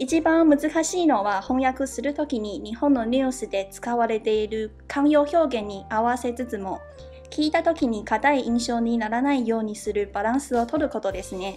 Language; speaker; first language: Japanese; non-native, fluent; Chinese